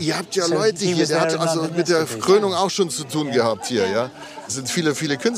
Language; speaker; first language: German; native; German